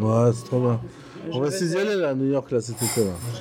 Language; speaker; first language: French; native; French